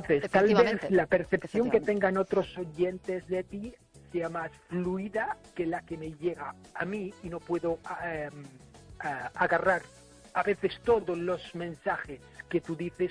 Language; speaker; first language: Spanish; non-native, fluent; English